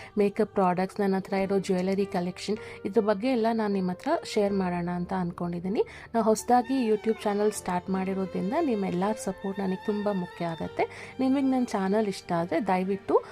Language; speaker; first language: Kannada; native; Kannada